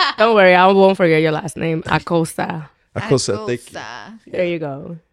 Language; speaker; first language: English; non-native, fluent; Spanish